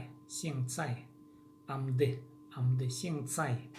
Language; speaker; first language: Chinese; non-native, learner; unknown